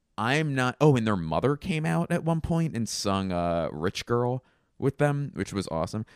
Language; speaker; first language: English; native; English